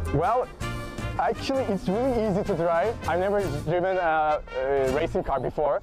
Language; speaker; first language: English; non-native, fluent; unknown